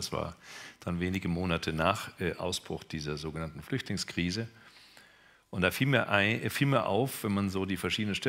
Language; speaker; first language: German; native; German